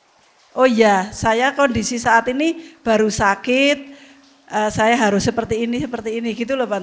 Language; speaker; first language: Indonesian; non-native, local second language; Javanese